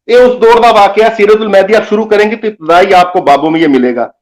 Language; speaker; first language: Urdu; non-native, local second language; Punjabi